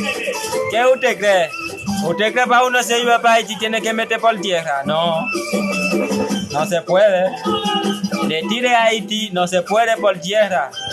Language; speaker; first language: Spanish; non-native, learner; Haitian Creole